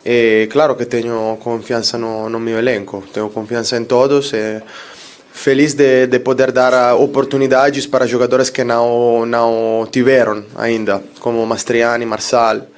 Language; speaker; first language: Portuguese; non-native, fluent; Italian